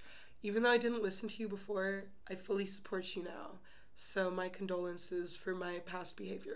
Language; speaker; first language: English; native; English